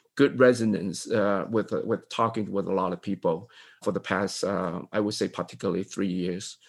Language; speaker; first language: English; non-native, local second language; Cantonese